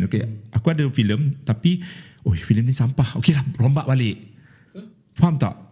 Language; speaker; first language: Malay; native; Malay